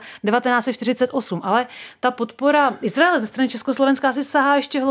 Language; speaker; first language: Czech; native; Czech